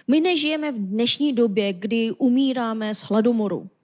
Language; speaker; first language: Czech; non-native, fluent; Korean